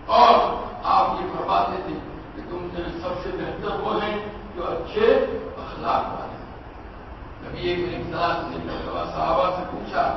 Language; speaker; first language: Urdu; non-native, local second language; Gujarati